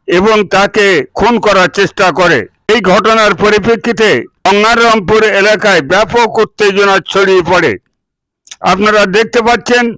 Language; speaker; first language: Bangla; non-native, local second language; Santali